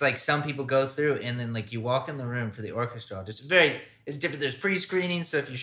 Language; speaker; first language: English; native; English